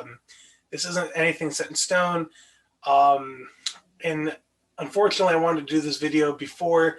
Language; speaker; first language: English; native; English